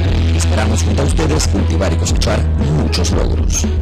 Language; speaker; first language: Spanish; native; Spanish